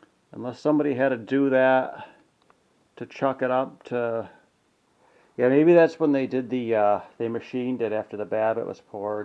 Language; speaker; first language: English; native; English